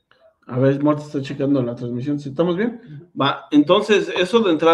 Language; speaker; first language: Spanish; native; Spanish